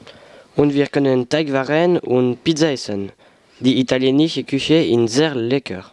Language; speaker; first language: German; non-native, learner; French